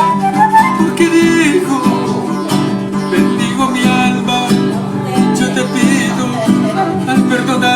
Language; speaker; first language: Spanish; non-native, local second language; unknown